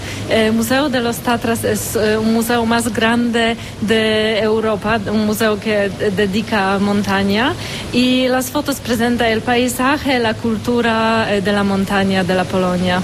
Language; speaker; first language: Spanish; non-native, learner; Polish